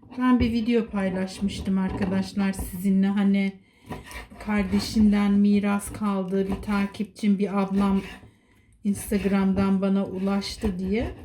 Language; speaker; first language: Turkish; native; Turkish